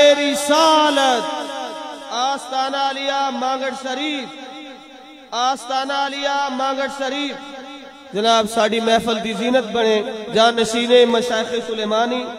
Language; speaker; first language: Urdu; non-native, local second language; Punjabi